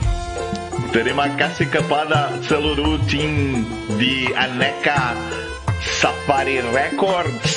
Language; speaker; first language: Indonesian; non-native, fluent; Portuguese